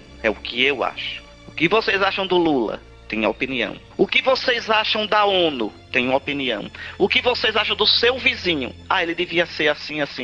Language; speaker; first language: Portuguese; native; Portuguese